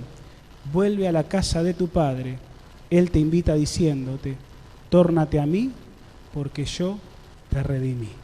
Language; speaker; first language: Spanish; native; Spanish